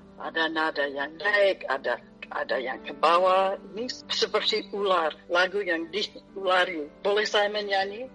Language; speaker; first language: Indonesian; non-native, fluent; English